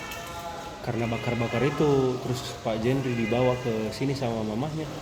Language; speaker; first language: Indonesian; native; Indonesian